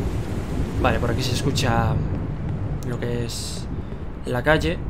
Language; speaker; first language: Spanish; native; Spanish